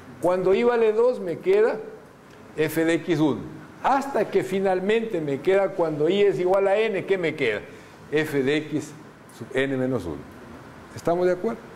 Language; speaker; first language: Spanish; native; Spanish